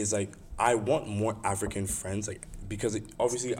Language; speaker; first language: English; non-native, local second language; Igbo